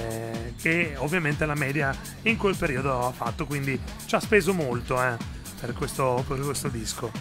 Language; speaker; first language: Italian; native; Italian